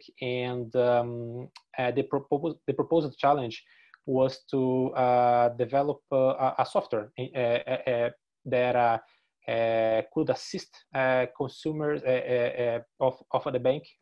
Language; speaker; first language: English; non-native, fluent; Portuguese